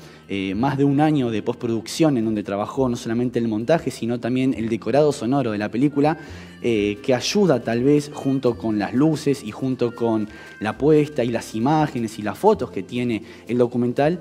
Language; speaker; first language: Spanish; native; Spanish